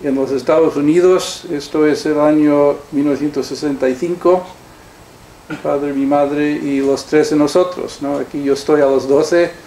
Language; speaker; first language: Spanish; early bilingual, heritage; Spanish